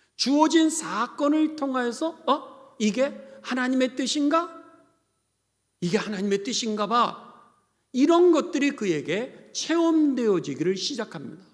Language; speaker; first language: Korean; native; Korean